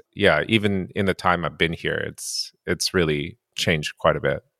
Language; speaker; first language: English; early bilingual, other home language; Japanese